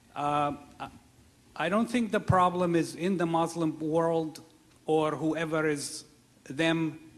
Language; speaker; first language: English; non-native, fluent; Arabic